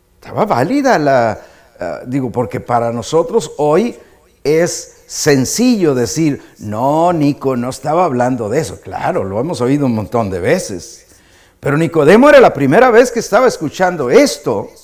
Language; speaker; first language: Spanish; native; Spanish